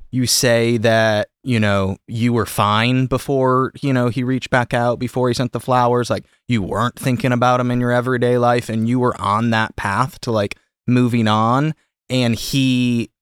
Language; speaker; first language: English; native; English